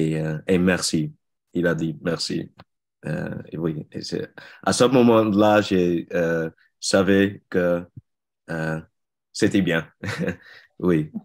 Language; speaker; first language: French; non-native, learner; Dutch